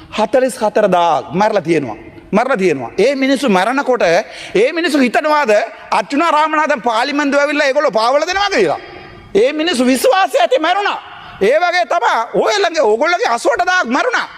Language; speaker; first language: Sinhala; non-native, local second language; Tamil